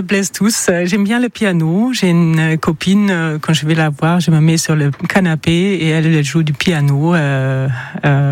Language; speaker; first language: French; non-native, fluent; German